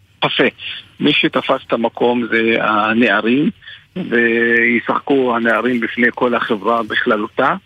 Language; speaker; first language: Hebrew; non-native, local second language; Arabic